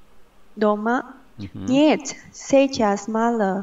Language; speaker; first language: Russian; non-native, learner; Vietnamese